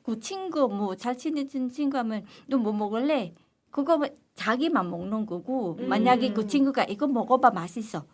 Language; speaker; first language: Korean; non-native, learner; Filipino